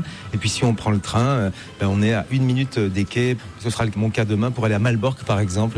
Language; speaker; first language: French; native; French